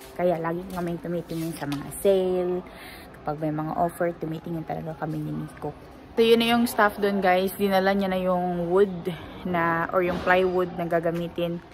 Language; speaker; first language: Filipino; non-native, local second language; Cebuano